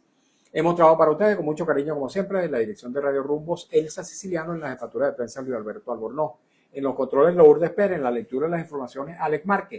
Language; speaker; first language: Spanish; native; Spanish